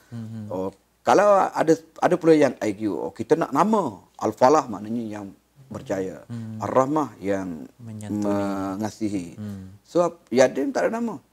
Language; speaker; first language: Malay; native; Malay